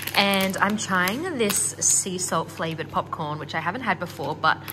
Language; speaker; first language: English; native; English